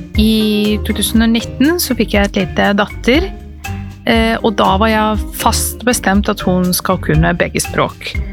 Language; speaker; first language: Norwegian; non-native, fluent; Serbian